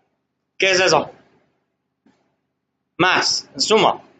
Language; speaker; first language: Spanish; non-native, learner; English